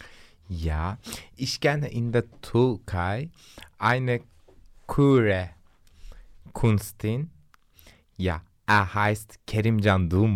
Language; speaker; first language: German; non-native, learner; Turkish